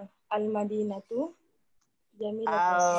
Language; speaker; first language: Arabic; non-native, learner; Indonesian